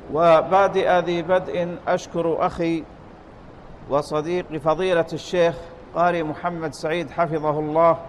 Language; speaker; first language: Arabic; native; Arabic